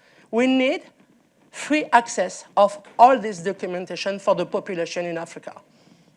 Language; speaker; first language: English; non-native, learner; French